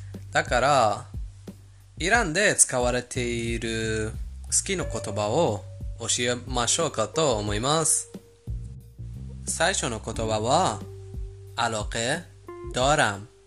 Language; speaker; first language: Japanese; non-native, fluent; Persian